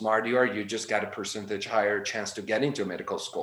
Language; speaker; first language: English; non-native, fluent; Armenian